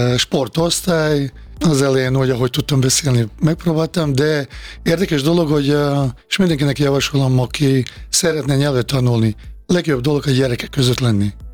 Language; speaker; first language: Hungarian; non-native, fluent; Bosnian